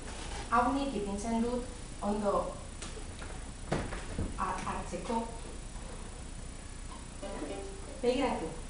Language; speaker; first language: Basque; non-native, local second language; Spanish